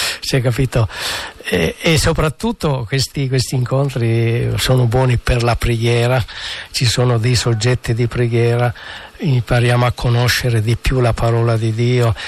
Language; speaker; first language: Italian; native; Italian